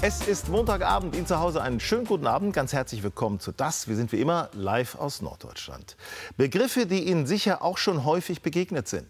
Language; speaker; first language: German; native; German